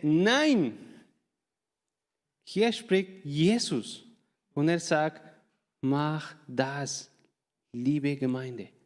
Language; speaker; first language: German; non-native, learner; Spanish